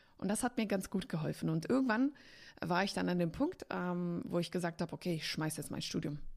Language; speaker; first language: German; early bilingual, heritage; Polish